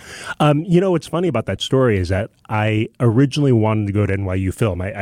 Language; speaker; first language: English; early bilingual, other home language; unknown